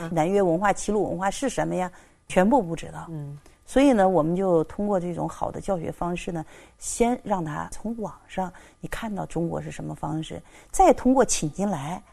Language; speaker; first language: Chinese; native; Chinese